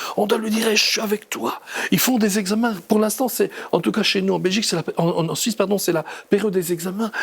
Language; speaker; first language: French; native; French